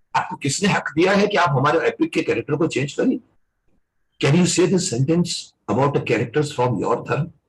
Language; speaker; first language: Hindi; native; Hindi